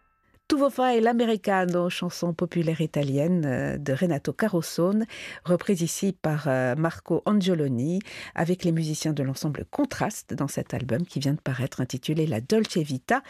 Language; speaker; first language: French; native; French